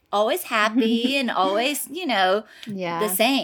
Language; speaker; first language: English; non-native, fluent; Chinese